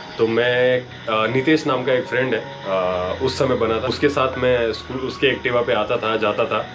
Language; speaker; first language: Hindi; non-native, local second language; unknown